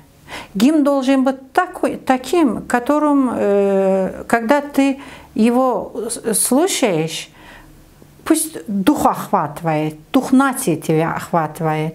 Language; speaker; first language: Russian; non-native, learner; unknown